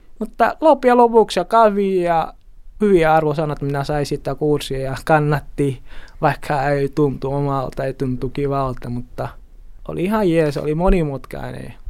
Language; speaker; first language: Finnish; non-native, learner; Portuguese